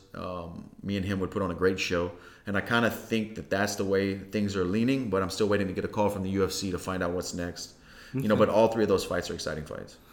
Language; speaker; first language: English; native; English